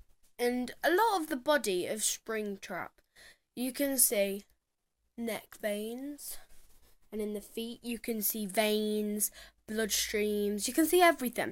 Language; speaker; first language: English; native; English